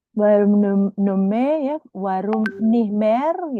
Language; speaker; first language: German; non-native, fluent; Indonesian